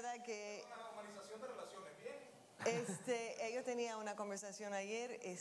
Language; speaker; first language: Spanish; non-native, fluent; English